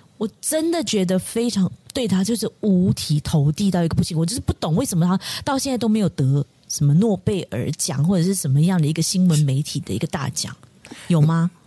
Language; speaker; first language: Chinese; native; Chinese